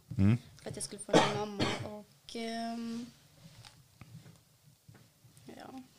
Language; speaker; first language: Swedish; early bilingual, other home language; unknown